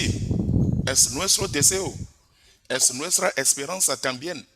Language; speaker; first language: Spanish; non-native, fluent; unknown